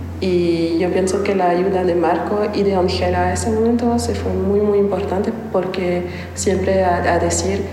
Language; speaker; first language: Spanish; non-native, learner; French